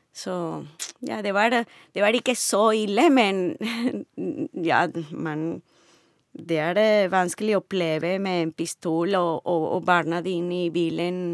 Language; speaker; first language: Norwegian; non-native, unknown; Spanish